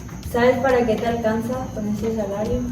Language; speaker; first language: Spanish; native; Spanish